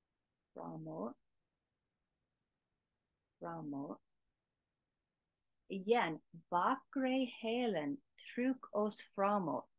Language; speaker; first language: Swedish; non-native, learner; English